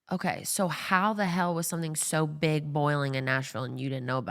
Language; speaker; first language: English; native; English